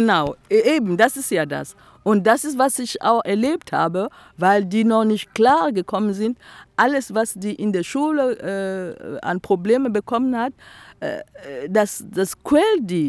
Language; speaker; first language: German; non-native, fluent; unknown